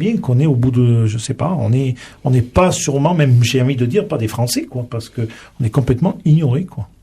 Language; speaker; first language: French; native; French